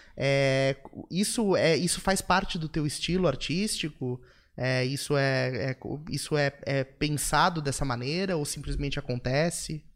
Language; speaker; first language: Portuguese; native; Portuguese